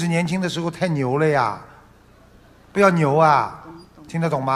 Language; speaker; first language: Chinese; non-native, local second language; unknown